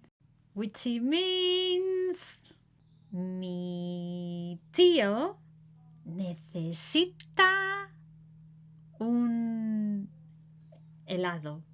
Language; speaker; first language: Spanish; non-native, fluent; English